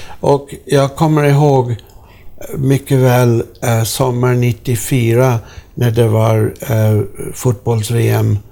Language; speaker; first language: Swedish; non-native, fluent; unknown